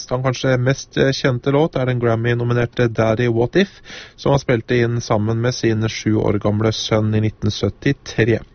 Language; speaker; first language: Norwegian; native; Norwegian